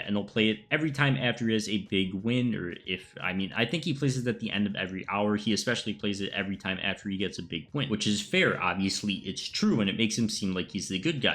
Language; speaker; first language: English; native; English